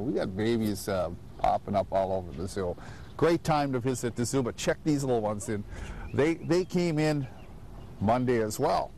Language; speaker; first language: English; native; English